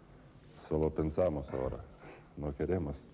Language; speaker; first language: Spanish; non-native, learner; Lithuanian